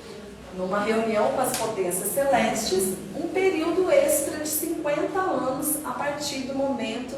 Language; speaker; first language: Portuguese; native; Portuguese